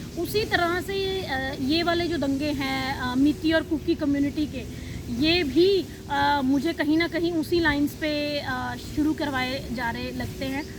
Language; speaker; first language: Hindi; non-native, local second language; Punjabi